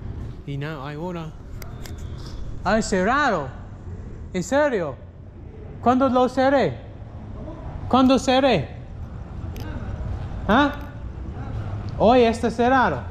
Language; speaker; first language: Spanish; non-native, learner; English